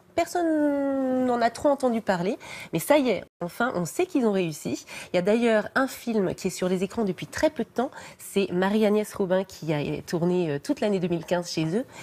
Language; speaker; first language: French; native; French